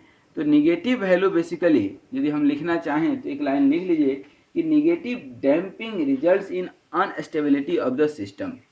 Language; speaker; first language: Hindi; native; Hindi